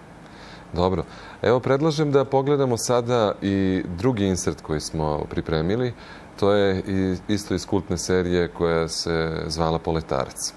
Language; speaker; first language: Croatian; native; Croatian